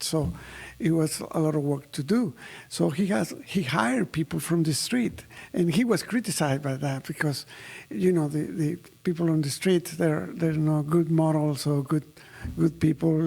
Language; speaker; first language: English; non-native, fluent; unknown